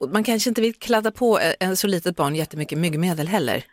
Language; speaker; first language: Swedish; native; Swedish